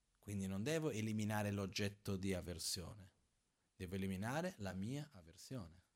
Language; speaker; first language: Italian; non-native, fluent; Portuguese